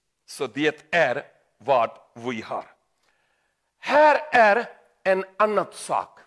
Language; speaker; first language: Swedish; non-native, learner; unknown